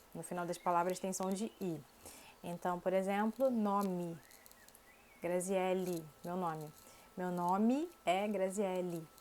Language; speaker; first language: Portuguese; native; Portuguese